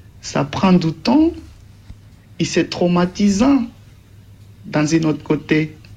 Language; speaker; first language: French; non-native, fluent; Portuguese